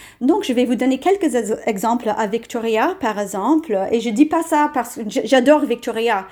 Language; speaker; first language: French; non-native, fluent; English